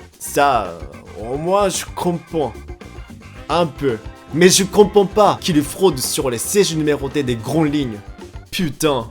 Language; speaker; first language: French; non-native, fluent; Japanese